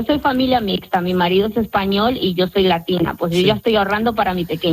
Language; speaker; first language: Spanish; native; Spanish